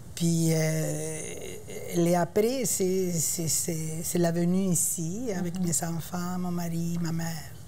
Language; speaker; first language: French; non-native, fluent; Spanish